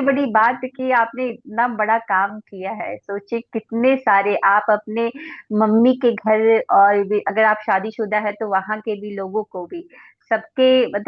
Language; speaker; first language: Hindi; native; Hindi